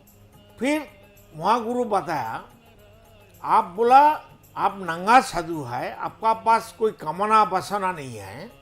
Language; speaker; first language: Hindi; non-native, local second language; Bangla